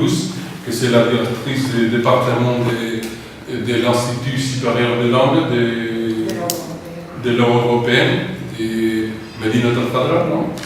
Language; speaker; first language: French; non-native, fluent; Spanish